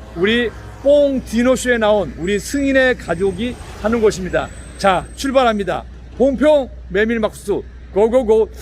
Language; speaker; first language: Korean; native; Korean